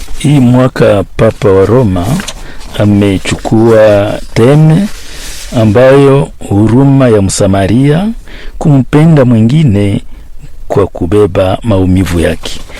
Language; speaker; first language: Swahili; native; Swahili